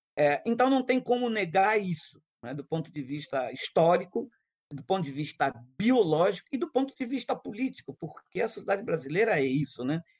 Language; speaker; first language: Portuguese; non-native, local second language; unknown